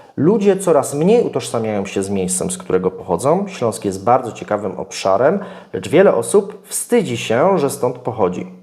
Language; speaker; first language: Polish; native; Polish